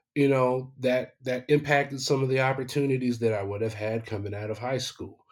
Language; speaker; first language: English; native; English